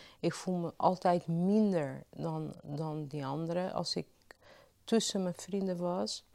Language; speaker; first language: Dutch; non-native, fluent; Portuguese